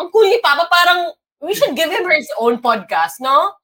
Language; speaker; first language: English; non-native, local second language; Filipino